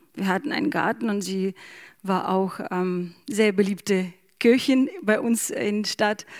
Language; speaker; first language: German; non-native, fluent; Ukrainian